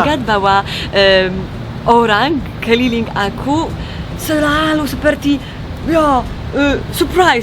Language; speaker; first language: Indonesian; non-native, fluent; Polish